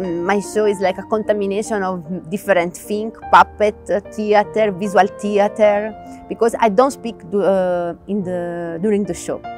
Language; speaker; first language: English; non-native, learner; Italian